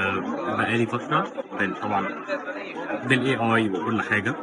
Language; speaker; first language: Arabic; native; Arabic